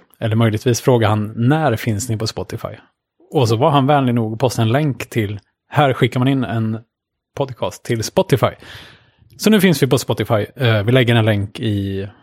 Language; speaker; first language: Swedish; native; Swedish